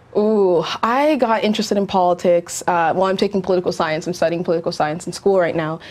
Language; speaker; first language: English; early bilingual, other home language; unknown